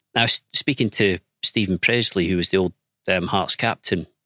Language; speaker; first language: English; native; English